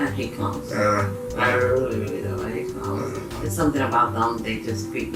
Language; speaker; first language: English; native; English